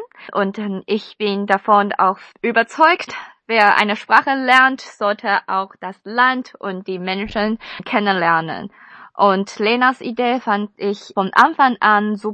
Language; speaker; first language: German; non-native, fluent; Chinese